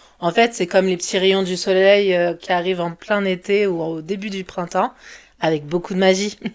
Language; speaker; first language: French; early bilingual, other home language; Portuguese